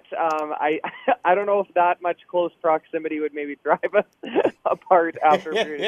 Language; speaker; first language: English; native; English